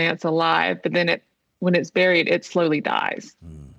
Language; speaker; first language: English; native; English